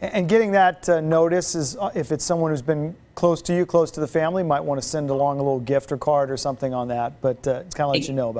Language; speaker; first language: English; native; English